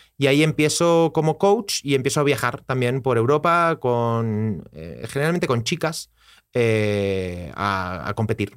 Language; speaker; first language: Spanish; native; Spanish